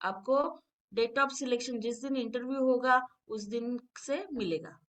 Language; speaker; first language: Hindi; non-native, local second language; Marathi